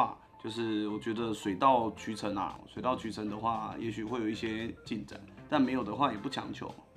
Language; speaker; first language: Chinese; native; Chinese